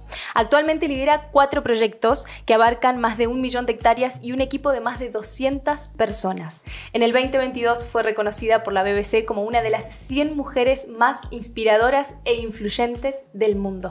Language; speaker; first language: Spanish; native; Spanish